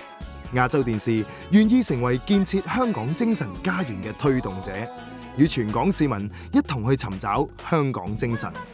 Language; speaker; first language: Cantonese; native; Cantonese